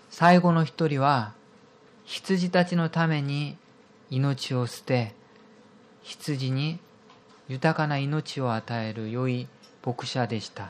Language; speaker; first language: Japanese; non-native, fluent; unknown